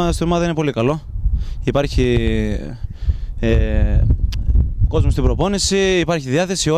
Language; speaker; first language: Greek; native; Greek